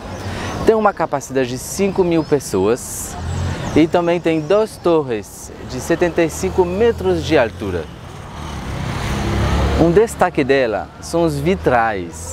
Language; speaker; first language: Portuguese; non-native, fluent; French